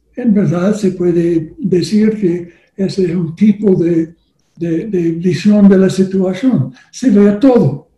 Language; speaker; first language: Spanish; non-native, learner; English